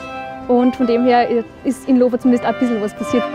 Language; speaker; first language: German; native; German